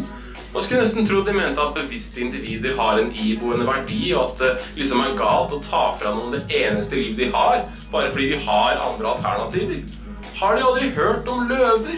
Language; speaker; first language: Norwegian; native; Norwegian